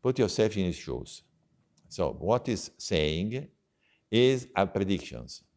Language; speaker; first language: English; non-native, fluent; Italian